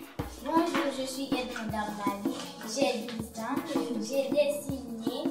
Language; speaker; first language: French; non-native, local second language; Haitian Creole